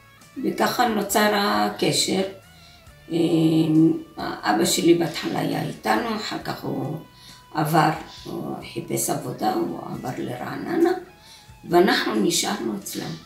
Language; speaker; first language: Hebrew; early bilingual, other home language; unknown